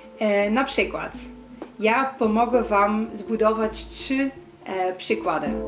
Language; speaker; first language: Polish; non-native, learner; Dutch